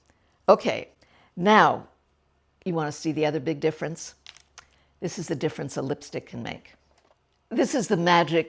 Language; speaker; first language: English; native; English